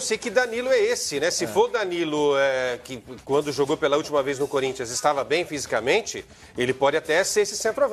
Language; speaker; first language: Portuguese; native; Portuguese